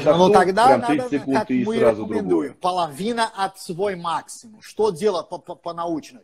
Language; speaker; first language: Russian; non-native, fluent; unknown